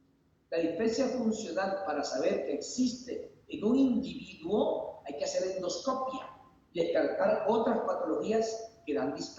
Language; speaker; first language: Spanish; native; Spanish